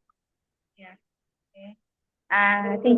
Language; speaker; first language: English; non-native, fluent; Indonesian